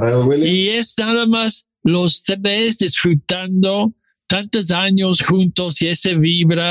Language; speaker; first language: Spanish; non-native, learner; English